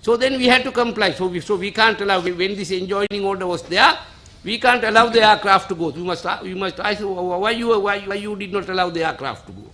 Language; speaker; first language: English; non-native, local second language; Sinhala